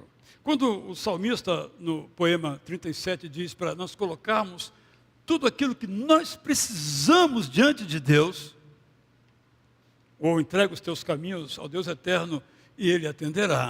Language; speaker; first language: Portuguese; native; Portuguese